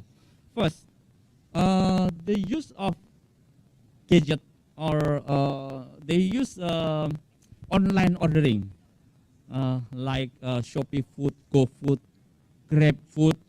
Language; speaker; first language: English; non-native, fluent; Indonesian